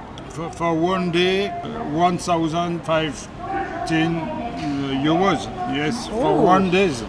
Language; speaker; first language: English; non-native, learner; French